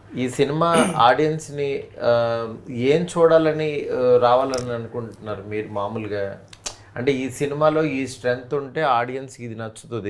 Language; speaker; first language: Telugu; native; Telugu